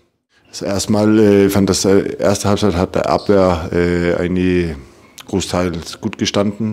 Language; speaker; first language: German; non-native, fluent; Danish